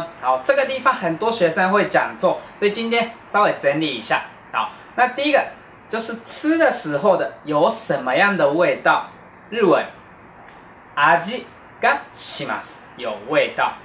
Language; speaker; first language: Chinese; non-native, fluent; Japanese